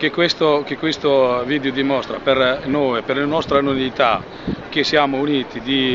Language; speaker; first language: Italian; non-native, learner; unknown